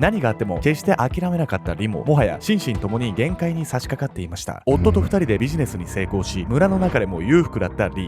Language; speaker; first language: Japanese; native; Japanese